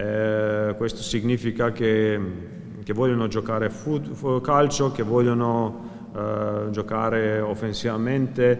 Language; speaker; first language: Italian; non-native, fluent; Croatian